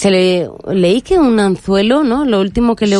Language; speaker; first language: Spanish; native; Spanish